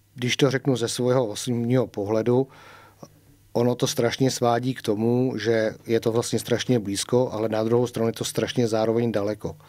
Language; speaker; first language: Czech; native; Czech